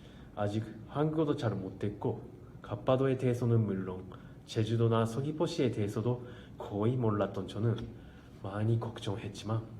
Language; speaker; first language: Korean; non-native, fluent; Japanese